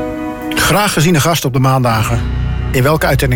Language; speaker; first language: Dutch; native; Dutch